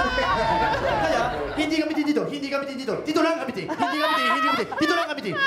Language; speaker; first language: Filipino; non-native, learner; Japanese